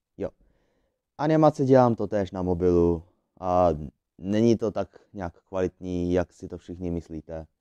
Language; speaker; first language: Czech; early bilingual, other home language; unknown